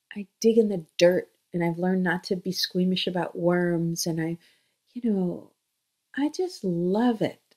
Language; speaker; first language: English; native; English